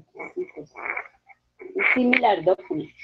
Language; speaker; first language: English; non-native, learner; Spanish